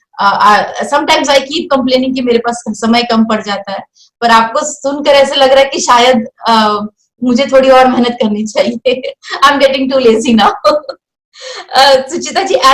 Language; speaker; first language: Hindi; native; Hindi